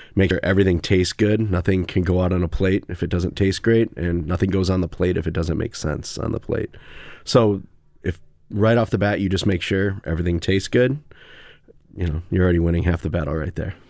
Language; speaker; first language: English; native; English